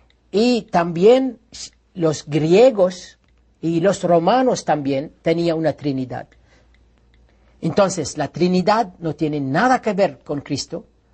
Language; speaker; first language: Spanish; non-native, learner; Arabic